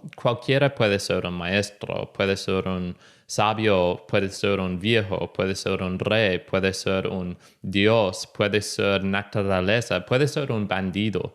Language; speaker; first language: Spanish; non-native, fluent; English